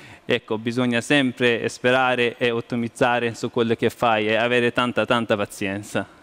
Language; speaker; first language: Italian; non-native, fluent; Persian